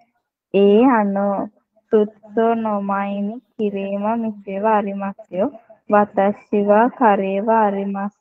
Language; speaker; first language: Japanese; non-native, learner; Sinhala